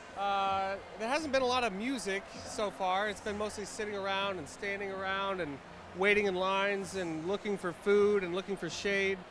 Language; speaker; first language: English; native; English